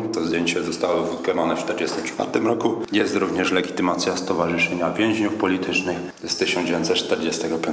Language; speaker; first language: Polish; native; Polish